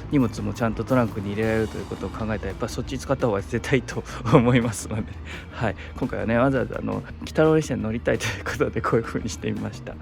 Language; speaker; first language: Japanese; native; Japanese